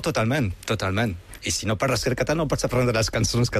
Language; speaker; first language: Catalan; non-native, fluent; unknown